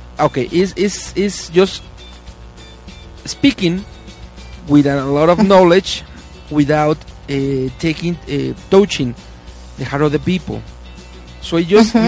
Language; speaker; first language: English; non-native, learner; Spanish